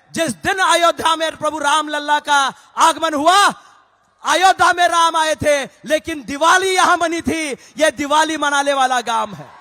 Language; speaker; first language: Hindi; non-native, local second language; Marathi